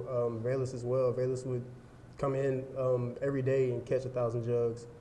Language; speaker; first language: English; native; English